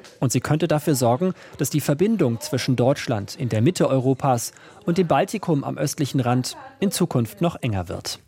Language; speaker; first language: German; native; German